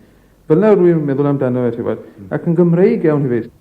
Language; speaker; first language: Welsh; native; Welsh